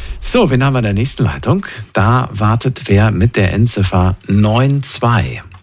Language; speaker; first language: German; native; German